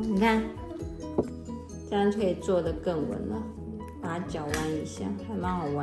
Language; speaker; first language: Chinese; native; Chinese